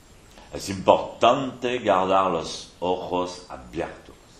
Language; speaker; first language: Spanish; non-native, fluent; French